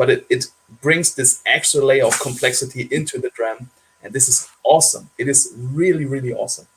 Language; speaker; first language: English; non-native, fluent; German